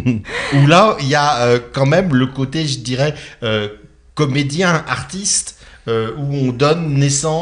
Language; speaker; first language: French; native; French